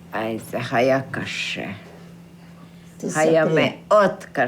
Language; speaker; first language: Hebrew; non-native, fluent; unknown